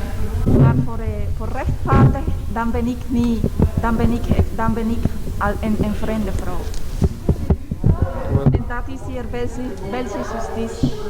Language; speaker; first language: Dutch; non-native, learner; Spanish